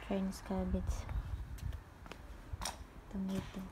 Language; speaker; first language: English; non-native, local second language; Cebuano